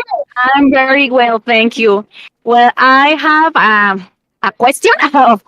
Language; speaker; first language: English; non-native, learner; Spanish